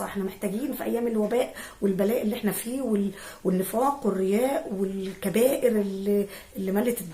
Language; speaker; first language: Arabic; native; Arabic